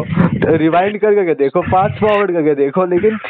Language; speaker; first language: English; non-native, local second language; Hindi